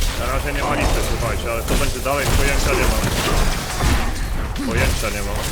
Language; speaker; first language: Polish; native; Polish